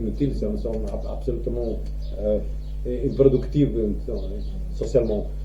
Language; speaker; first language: French; non-native, learner; Croatian